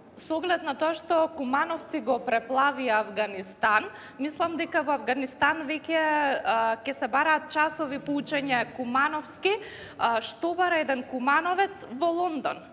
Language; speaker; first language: Macedonian; native; Macedonian